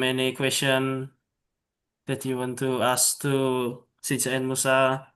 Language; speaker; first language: English; non-native, local second language; Javanese